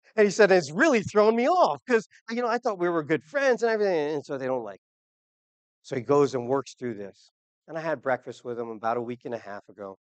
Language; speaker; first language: English; native; English